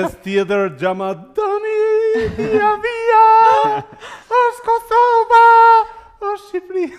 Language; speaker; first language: Albanian; native; Albanian